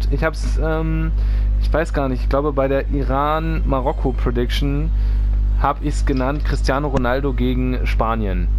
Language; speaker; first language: German; native; German